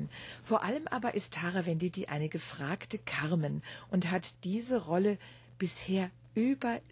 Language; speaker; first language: German; native; German